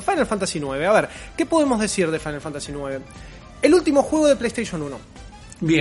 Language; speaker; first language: Spanish; native; Spanish